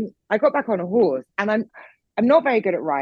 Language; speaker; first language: English; native; English